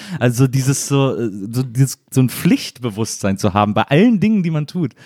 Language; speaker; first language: German; native; German